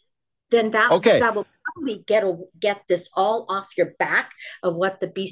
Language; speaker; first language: English; native; English